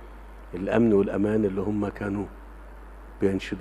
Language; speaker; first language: Arabic; native; Arabic